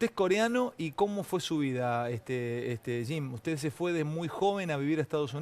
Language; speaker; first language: Spanish; native; Spanish